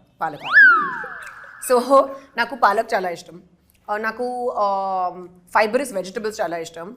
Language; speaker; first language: Telugu; non-native, local second language; Hindi